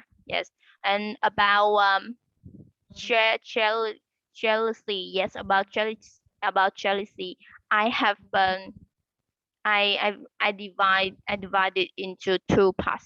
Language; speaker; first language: English; non-native, learner; Vietnamese